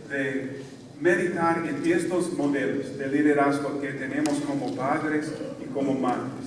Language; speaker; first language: Spanish; non-native, fluent; English